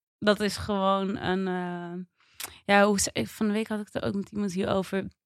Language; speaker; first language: Dutch; native; Dutch